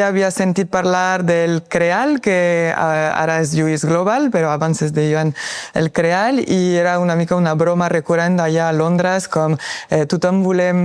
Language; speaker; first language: Catalan; non-native, fluent; French